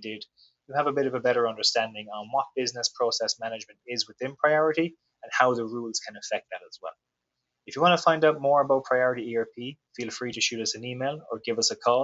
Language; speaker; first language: English; native; English